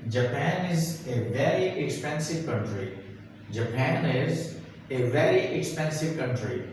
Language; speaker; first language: English; non-native, local second language; Urdu